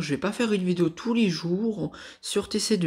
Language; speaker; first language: French; native; French